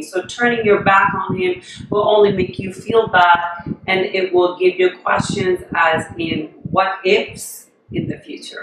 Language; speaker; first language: English; non-native, fluent; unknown